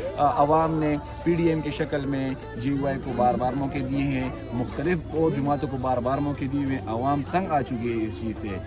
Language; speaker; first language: Urdu; non-native, local second language; Pashto